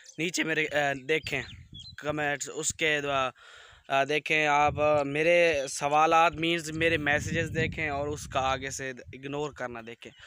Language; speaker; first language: Urdu; non-native, local second language; Punjabi